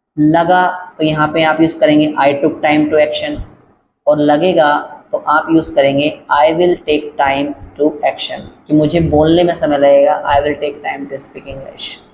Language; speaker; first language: Hindi; native; Hindi